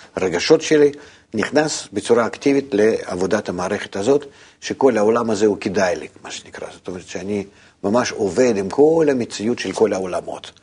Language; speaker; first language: Hebrew; non-native, fluent; Russian